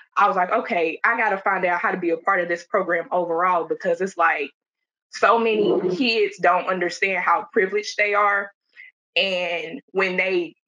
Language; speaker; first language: English; native; English